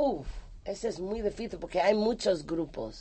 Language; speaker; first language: Spanish; non-native, fluent; English